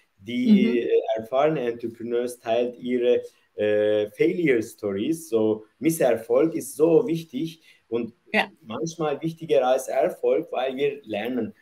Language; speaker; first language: German; non-native, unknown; Turkish